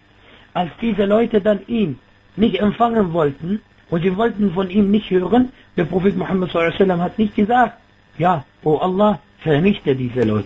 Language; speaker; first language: German; non-native, fluent; Arabic